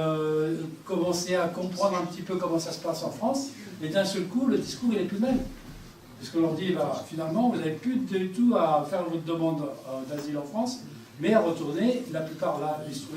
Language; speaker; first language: French; native; French